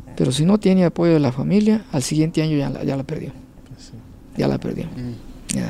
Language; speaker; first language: Spanish; native; Spanish